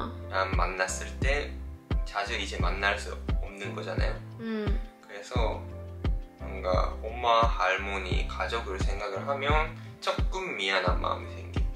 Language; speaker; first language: Korean; non-native, fluent; Japanese